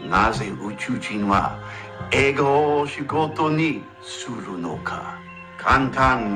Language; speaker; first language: Japanese; non-native, learner; English